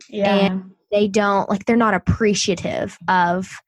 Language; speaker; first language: English; native; English